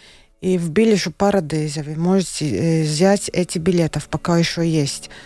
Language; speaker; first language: Russian; non-native, local second language; Latvian